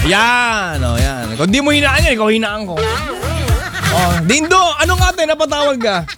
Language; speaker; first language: Filipino; native; Filipino